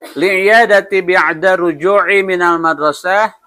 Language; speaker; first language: Arabic; non-native, local second language; Indonesian